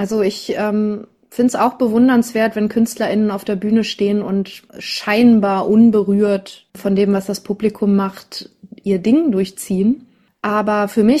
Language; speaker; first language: German; native; German